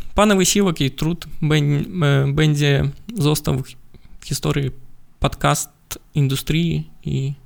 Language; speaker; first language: Polish; non-native, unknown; Belarusian